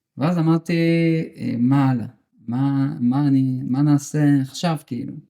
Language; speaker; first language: Hebrew; early bilingual, other home language; Russian